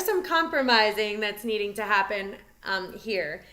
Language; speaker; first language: English; native; English